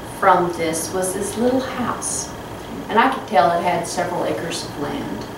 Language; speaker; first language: English; native; English